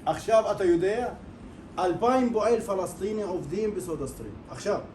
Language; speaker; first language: Hebrew; non-native, local second language; Arabic